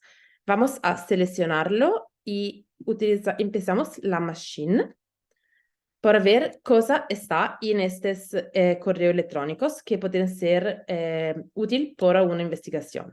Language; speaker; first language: Spanish; non-native, learner; Italian